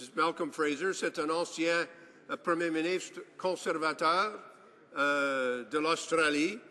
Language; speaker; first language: French; non-native, local second language; English